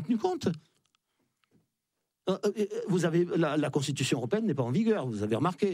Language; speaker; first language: French; native; French